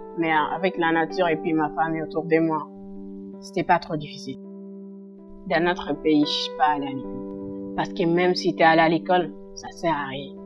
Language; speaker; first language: French; non-native, learner; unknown